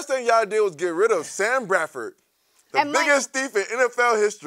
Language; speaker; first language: English; native; English